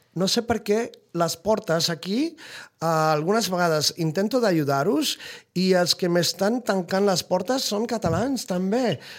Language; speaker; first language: Catalan; non-native, fluent; Spanish